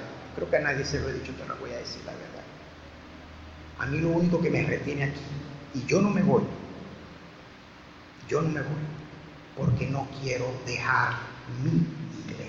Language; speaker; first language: Spanish; native; Spanish